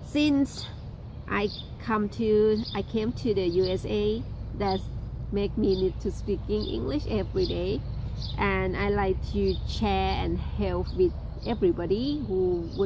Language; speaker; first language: English; non-native, learner; Thai